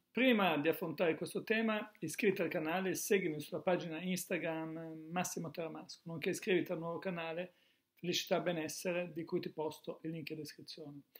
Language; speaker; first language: Italian; native; Italian